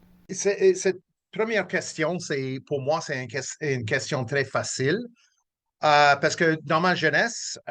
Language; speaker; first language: French; non-native, local second language; English